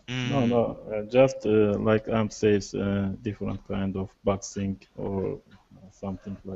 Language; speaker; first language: English; non-native, learner; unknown